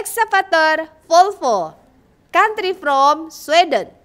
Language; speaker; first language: English; non-native, learner; Indonesian